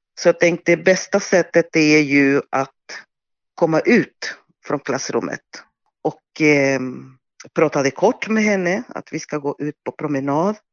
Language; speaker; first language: Swedish; non-native, fluent; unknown